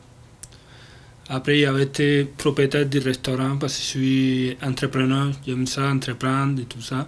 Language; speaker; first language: French; non-native, learner; Spanish